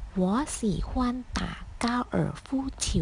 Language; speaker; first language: Chinese; non-native, fluent; Thai